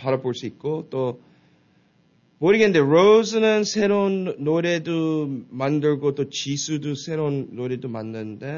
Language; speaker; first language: Korean; early bilingual, heritage; Korean